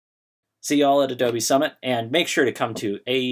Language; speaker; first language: English; native; English